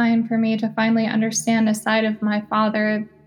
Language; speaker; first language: English; native; English